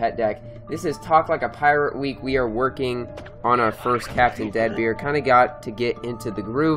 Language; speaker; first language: English; native; English